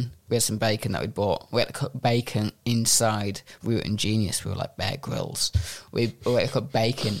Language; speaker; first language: English; native; English